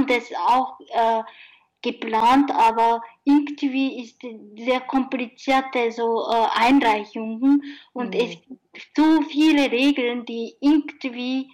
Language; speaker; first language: German; non-native, learner; Japanese